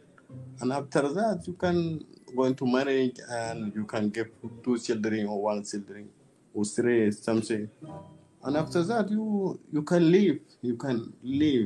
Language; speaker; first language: English; non-native, learner; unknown